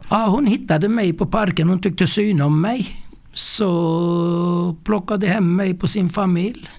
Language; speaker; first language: Swedish; non-native, fluent; Turkish